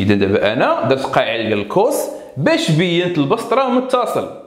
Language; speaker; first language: Arabic; native; Arabic